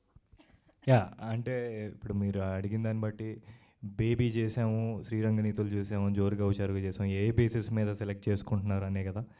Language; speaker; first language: Telugu; native; Telugu